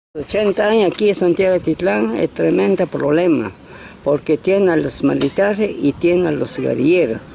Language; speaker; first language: Spanish; non-native, local second language; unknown